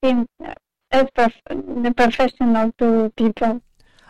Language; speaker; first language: English; non-native, fluent; Russian